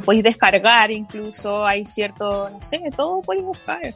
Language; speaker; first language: Spanish; native; Spanish